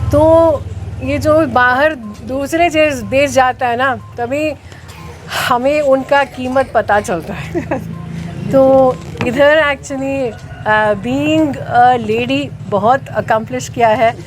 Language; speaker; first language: Hindi; non-native, local second language; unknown